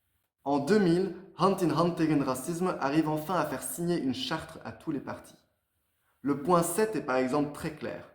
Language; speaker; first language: French; native; French